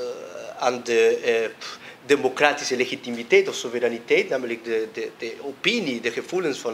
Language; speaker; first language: Dutch; non-native, fluent; Spanish